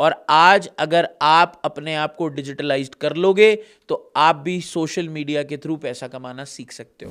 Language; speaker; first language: Hindi; native; Hindi